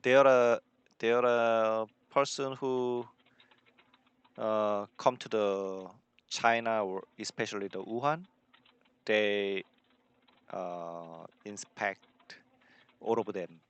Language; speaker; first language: English; non-native, learner; Korean